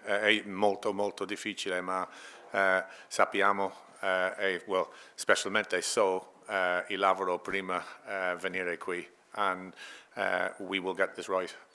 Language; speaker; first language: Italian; non-native, learner; English